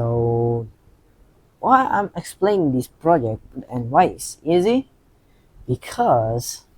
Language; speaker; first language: English; non-native, learner; Indonesian